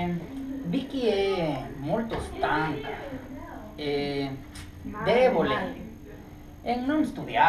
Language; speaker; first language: Italian; non-native, learner; English